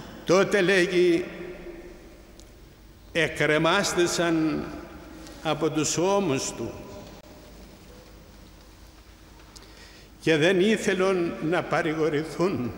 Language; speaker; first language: Greek; native; Greek